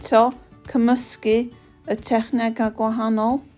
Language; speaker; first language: Welsh; non-native, fluent; English